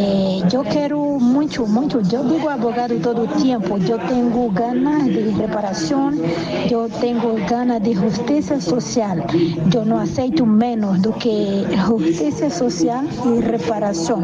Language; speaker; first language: Spanish; non-native, learner; Portuguese